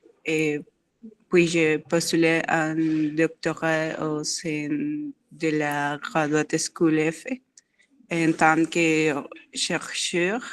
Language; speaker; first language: French; non-native, fluent; Spanish